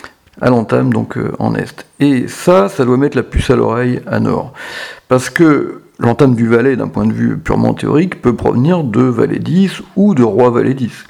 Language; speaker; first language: French; native; French